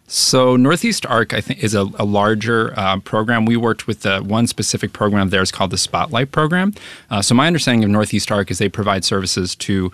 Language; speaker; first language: English; native; English